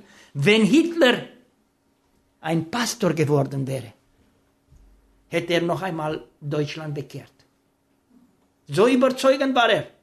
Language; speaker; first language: German; non-native, fluent; Romanian